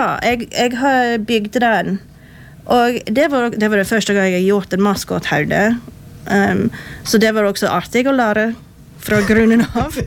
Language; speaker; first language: Norwegian; non-native, fluent; English